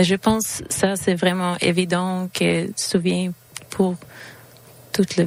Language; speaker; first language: French; non-native, learner; Swedish